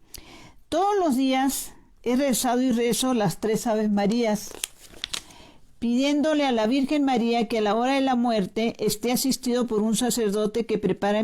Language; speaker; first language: Spanish; native; Spanish